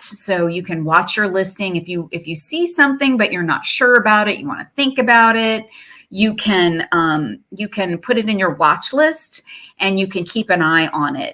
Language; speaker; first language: English; native; English